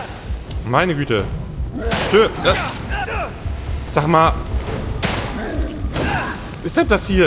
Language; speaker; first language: German; native; German